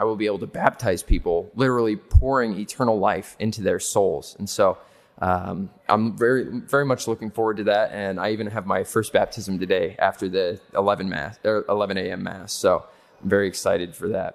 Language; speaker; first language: English; native; English